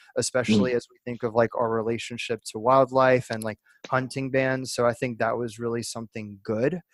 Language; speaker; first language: English; early bilingual, other home language; French